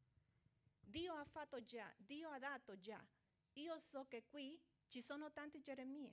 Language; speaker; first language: Italian; non-native, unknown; Portuguese